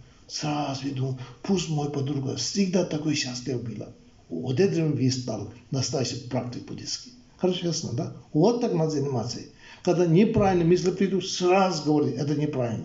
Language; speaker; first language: Russian; non-native, learner; Tibetan